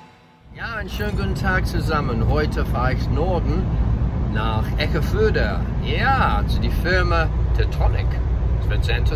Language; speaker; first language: German; non-native, fluent; English